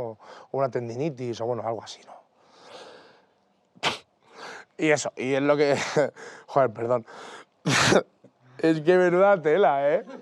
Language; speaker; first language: Spanish; native; Spanish